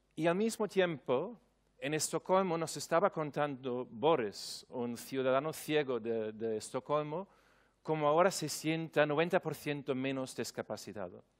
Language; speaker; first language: Spanish; non-native, fluent; German